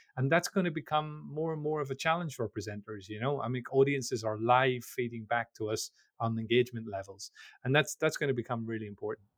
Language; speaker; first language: English; native; English